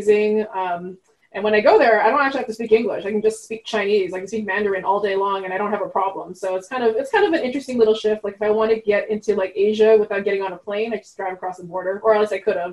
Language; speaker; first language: English; non-native, fluent; French